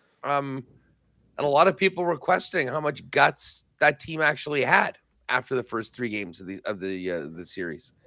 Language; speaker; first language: English; native; English